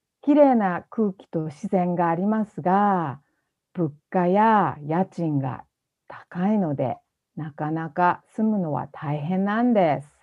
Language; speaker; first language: Japanese; native; Japanese